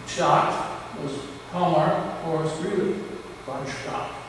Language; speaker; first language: English; native; English